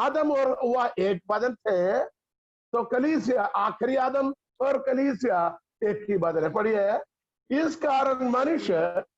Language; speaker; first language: Hindi; non-native, local second language; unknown